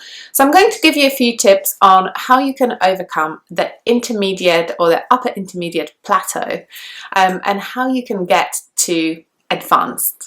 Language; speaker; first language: English; non-native, fluent; Polish